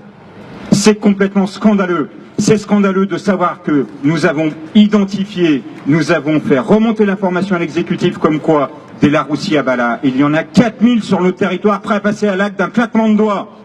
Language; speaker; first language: French; native; French